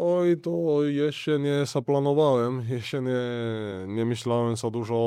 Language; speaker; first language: Polish; non-native, learner; Spanish